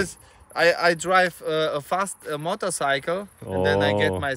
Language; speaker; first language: English; non-native, learner; Russian